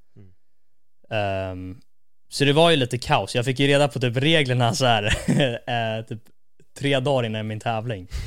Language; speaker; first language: Swedish; native; Swedish